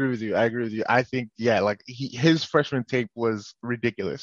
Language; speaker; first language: English; non-native, local second language; Yoruba